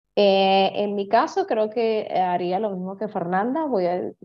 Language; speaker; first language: Spanish; native; Spanish